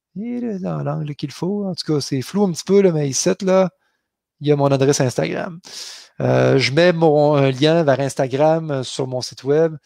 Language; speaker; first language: French; native; French